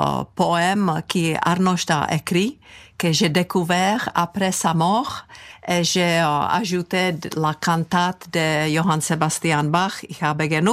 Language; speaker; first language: French; non-native, fluent; Czech